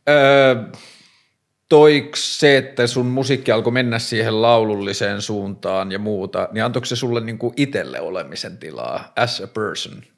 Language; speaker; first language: Finnish; native; Finnish